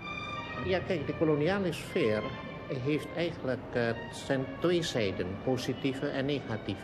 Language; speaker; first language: Dutch; non-native, local second language; Indonesian